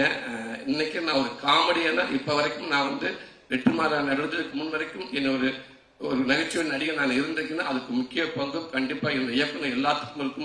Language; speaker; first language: Tamil; native; Tamil